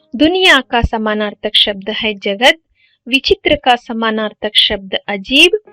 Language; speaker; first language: Hindi; non-native, local second language; Kannada